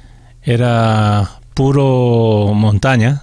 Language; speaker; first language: Spanish; non-native, fluent; Korean